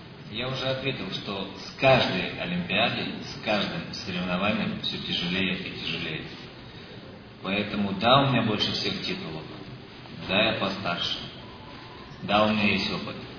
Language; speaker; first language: Russian; native; Russian